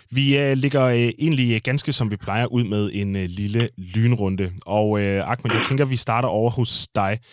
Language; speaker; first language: Danish; native; Danish